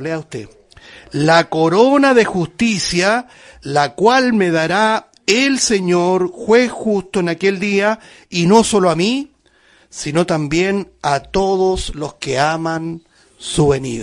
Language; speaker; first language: Spanish; native; Spanish